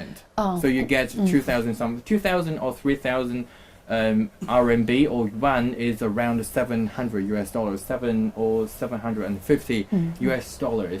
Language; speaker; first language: English; non-native, fluent; Chinese